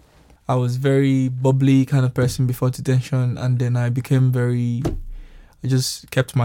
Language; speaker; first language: English; non-native, local second language; Yoruba